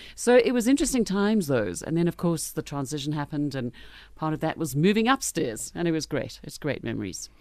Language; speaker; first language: English; native; English